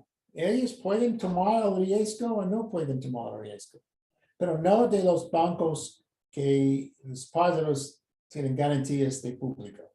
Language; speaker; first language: Spanish; non-native, fluent; English